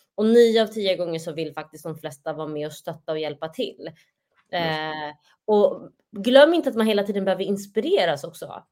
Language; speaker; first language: Swedish; early bilingual, other home language; Somali